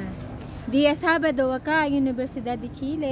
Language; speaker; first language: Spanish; non-native, learner; Filipino